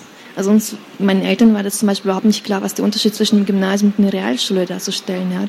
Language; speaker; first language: German; early bilingual, other home language; Russian